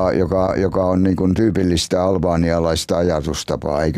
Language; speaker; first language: Finnish; native; Finnish